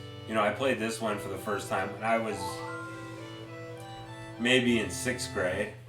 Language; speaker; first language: English; native; English